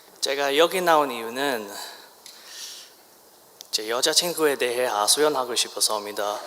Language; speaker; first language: Korean; non-native, learner; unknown